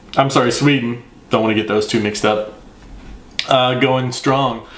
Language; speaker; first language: English; native; English